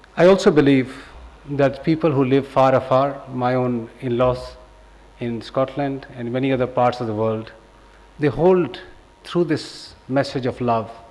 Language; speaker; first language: English; non-native, local second language; Punjabi